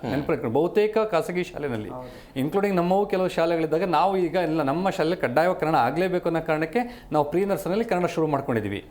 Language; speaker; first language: Kannada; native; Kannada